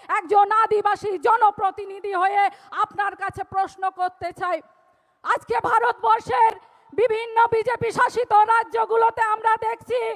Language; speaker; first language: Bangla; non-native, local second language; Santali